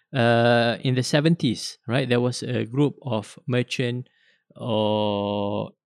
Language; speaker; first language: English; non-native, local second language; Malay